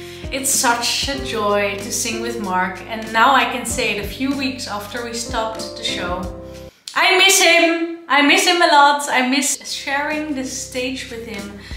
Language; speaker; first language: English; non-native, fluent; Dutch